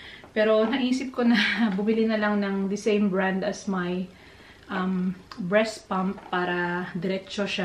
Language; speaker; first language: Filipino; native; Filipino